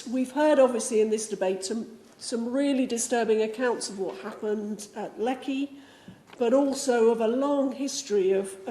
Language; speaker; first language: English; native; English